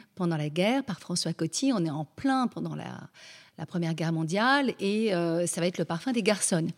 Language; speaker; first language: French; native; French